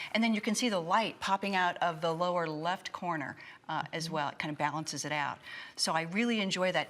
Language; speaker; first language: English; native; English